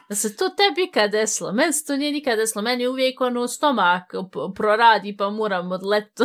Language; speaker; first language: Bosnian; native; Bosnian